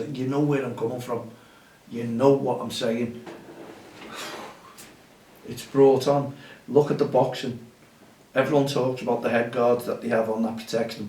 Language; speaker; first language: English; native; English